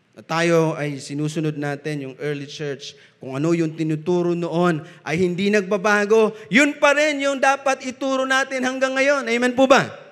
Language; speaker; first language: Filipino; non-native, local second language; Bikol